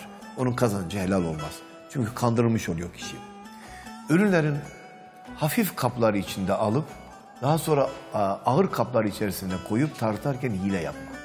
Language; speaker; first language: Turkish; native; Turkish